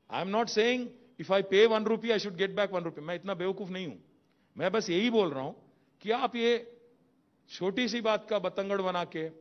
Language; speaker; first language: Hindi; non-native, local second language; Telugu